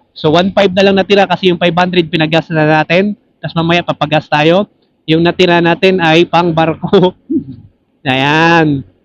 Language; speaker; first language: Filipino; non-native, local second language; Cebuano